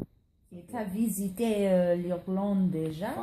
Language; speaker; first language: French; non-native, learner; English